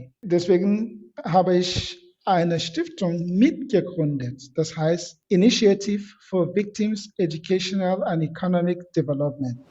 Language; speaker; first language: German; non-native, fluent; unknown